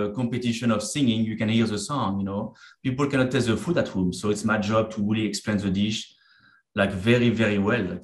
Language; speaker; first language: English; non-native, fluent; French